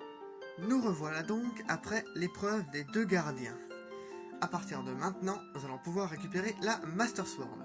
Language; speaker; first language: French; native; French